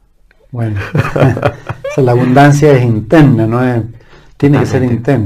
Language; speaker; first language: Spanish; native; Spanish